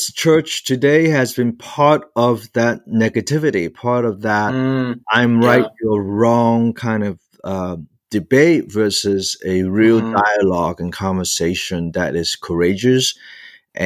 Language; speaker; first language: English; non-native, local second language; Cantonese